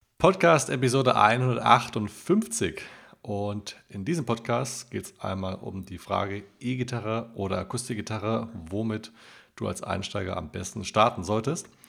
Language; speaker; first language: German; native; German